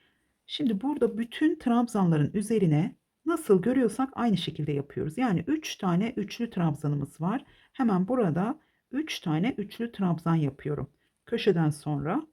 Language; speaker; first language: Turkish; native; Turkish